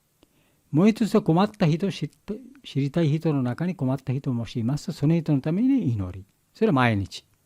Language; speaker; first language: Japanese; non-native, learner; Bangla